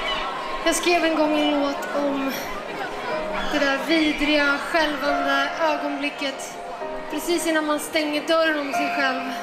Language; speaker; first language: Swedish; native; Swedish